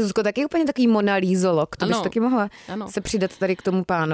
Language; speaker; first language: Czech; native; Czech